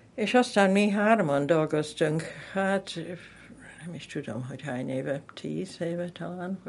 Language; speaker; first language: Hungarian; non-native, fluent; English